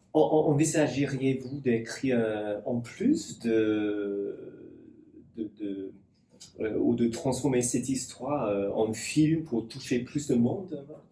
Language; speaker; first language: French; non-native, fluent; English